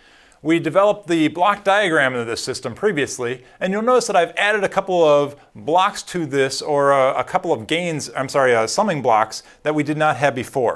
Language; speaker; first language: English; native; English